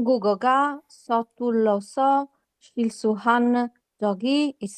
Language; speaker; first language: Korean; non-native, learner; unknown